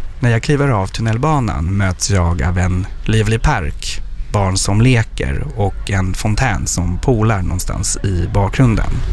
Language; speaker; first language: Swedish; non-native, fluent; French